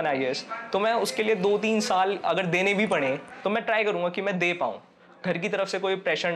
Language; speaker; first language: Hindi; native; Hindi